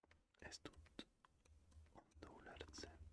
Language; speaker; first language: Basque; non-native, learner; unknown